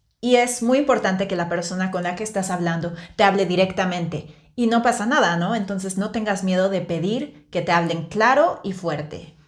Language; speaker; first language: Spanish; native; Spanish